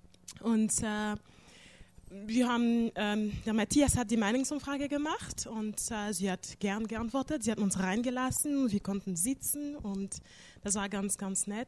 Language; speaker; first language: German; non-native, fluent; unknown